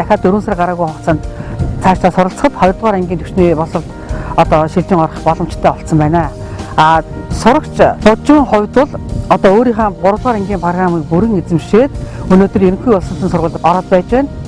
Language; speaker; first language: Mongolian; native; Mongolian